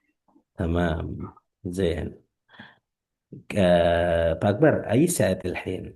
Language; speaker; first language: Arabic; non-native, fluent; Indonesian